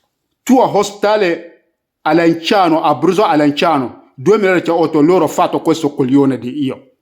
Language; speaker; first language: Italian; non-native, learner; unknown